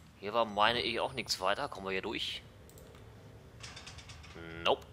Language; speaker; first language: German; native; German